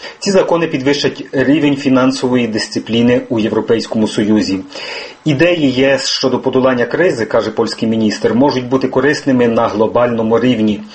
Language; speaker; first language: Ukrainian; native; Ukrainian